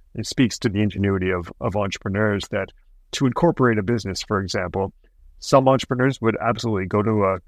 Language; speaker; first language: English; native; English